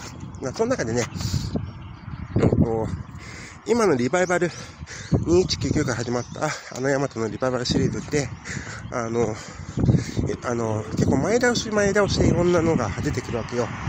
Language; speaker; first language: Japanese; native; Japanese